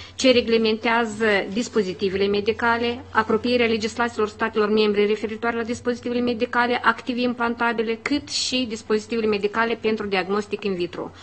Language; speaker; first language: Romanian; native; Romanian